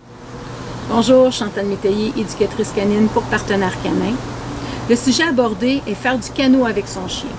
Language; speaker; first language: French; native; French